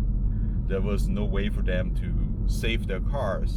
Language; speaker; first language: English; non-native, fluent; German